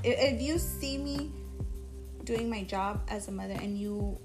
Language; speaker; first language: English; early bilingual, other home language; Spanish